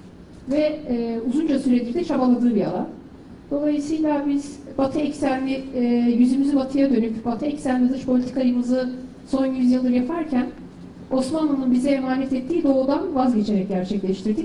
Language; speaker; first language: Turkish; native; Turkish